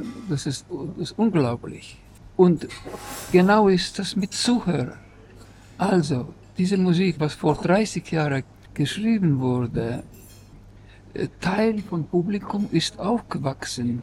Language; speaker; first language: German; non-native, fluent; Estonian